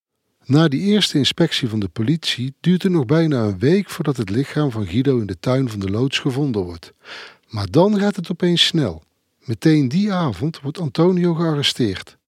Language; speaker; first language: Dutch; native; Dutch